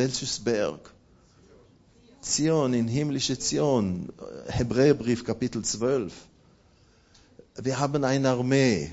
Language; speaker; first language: German; non-native, fluent; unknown